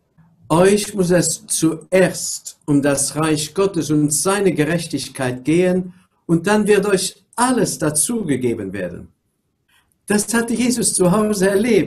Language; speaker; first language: German; non-native, local second language; Luxembourgish